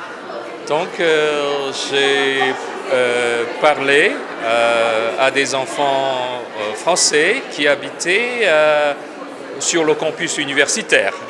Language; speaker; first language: French; non-native, fluent; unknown